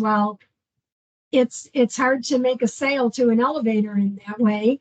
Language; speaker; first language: English; native; English